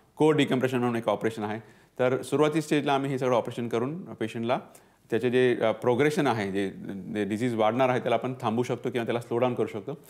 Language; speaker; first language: Marathi; non-native, local second language; Punjabi